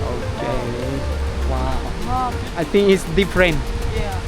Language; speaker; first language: English; non-native, learner; Lao